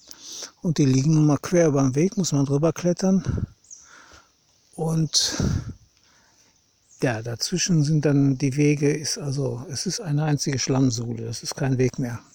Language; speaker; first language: German; native; German